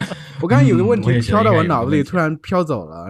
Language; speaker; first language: Chinese; native; Chinese